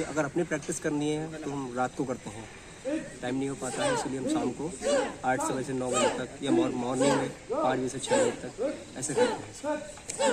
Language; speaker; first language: Hindi; native; Hindi